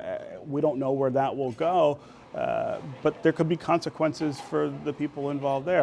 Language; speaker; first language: English; native; English